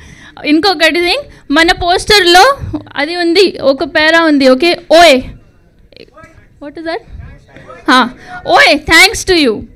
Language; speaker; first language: Telugu; non-native, learner; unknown